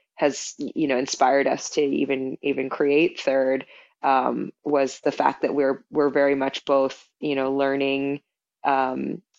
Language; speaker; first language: English; native; English